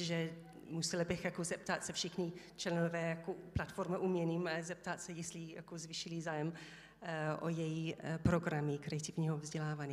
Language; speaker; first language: Czech; non-native, learner; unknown